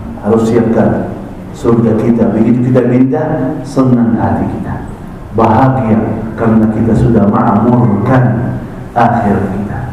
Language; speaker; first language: Malay; non-native, fluent; Arabic